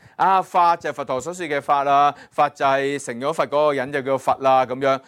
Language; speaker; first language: Cantonese; native; Cantonese